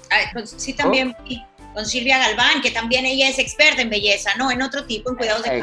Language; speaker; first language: Spanish; native; Spanish